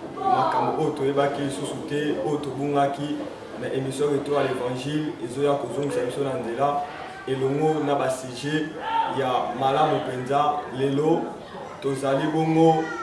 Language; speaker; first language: Lingala; native; Lingala